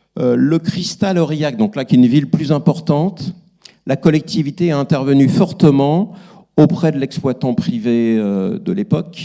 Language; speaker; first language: French; native; French